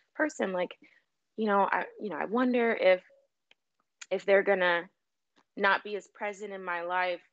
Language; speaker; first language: English; native; English